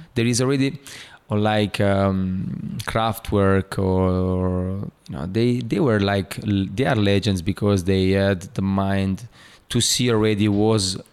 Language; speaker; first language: English; non-native, fluent; Italian